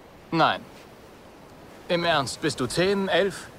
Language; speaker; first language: German; non-native, learner; English